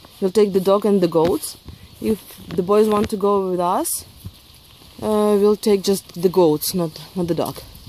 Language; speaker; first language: English; non-native, fluent; Ukrainian